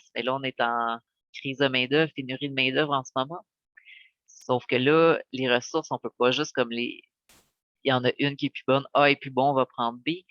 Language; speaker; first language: French; native; French